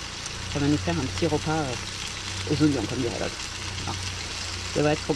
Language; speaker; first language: French; native; French